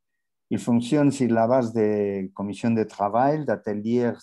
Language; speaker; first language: French; non-native, learner; Spanish